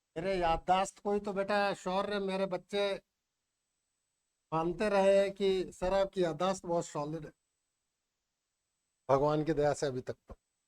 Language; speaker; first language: Hindi; native; Hindi